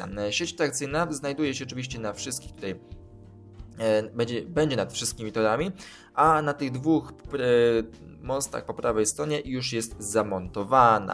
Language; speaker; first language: Polish; native; Polish